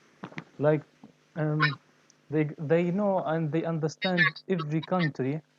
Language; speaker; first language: English; non-native, learner; Arabic